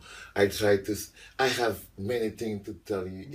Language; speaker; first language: English; non-native, local second language; French